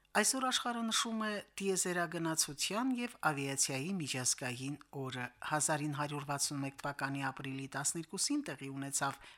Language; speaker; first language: Armenian; native; Armenian